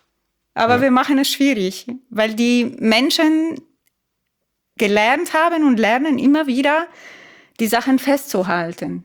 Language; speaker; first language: German; non-native, fluent; Italian